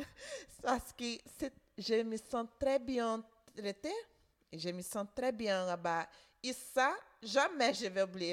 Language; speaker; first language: French; non-native, fluent; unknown